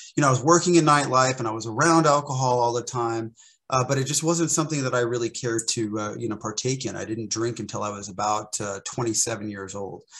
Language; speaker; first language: English; native; English